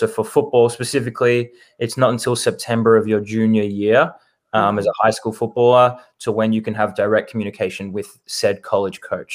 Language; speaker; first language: English; native; English